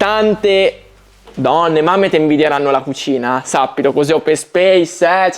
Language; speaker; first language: Italian; native; Italian